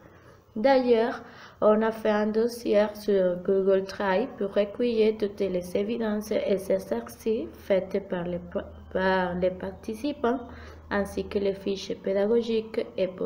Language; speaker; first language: French; non-native, fluent; Spanish